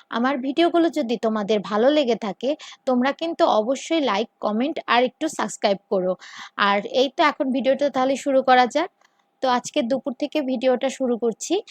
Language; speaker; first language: Bangla; native; Bangla